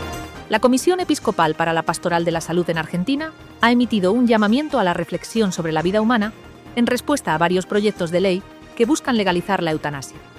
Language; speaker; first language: Spanish; native; Spanish